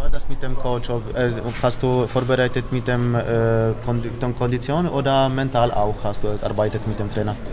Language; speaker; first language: German; non-native, learner; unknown